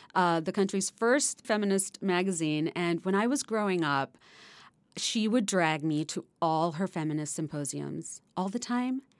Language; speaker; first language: English; non-native, local second language; Bangla